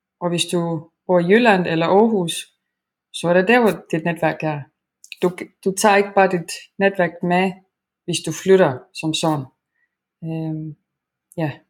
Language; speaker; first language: Danish; non-native, fluent; Estonian